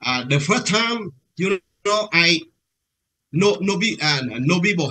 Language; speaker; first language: English; non-native, learner; Vietnamese